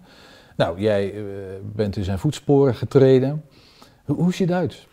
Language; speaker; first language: Dutch; native; Dutch